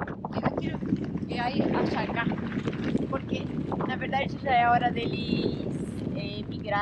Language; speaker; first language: Spanish; non-native, learner; Portuguese